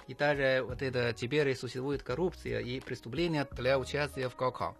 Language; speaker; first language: Russian; non-native, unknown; Chinese